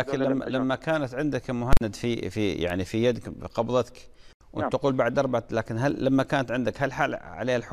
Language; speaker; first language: Arabic; native; Arabic